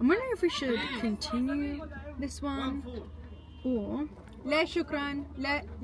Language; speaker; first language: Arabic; non-native, learner; English